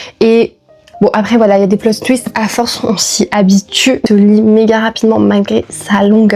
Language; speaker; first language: French; native; French